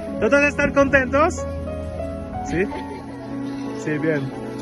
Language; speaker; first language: Spanish; non-native, learner; Polish